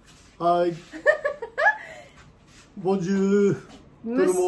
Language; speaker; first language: French; non-native, learner; Japanese